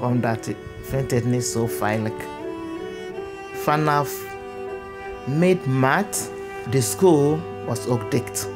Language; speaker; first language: Dutch; non-native, learner; English